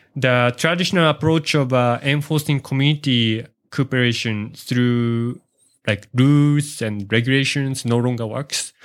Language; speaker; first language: English; non-native, learner; Japanese